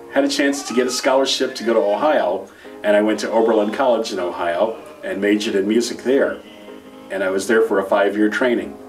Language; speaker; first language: English; native; English